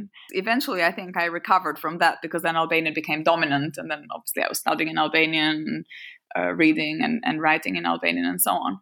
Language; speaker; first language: English; non-native, fluent; French